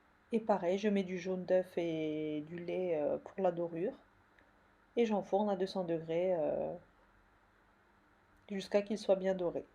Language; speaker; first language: French; native; French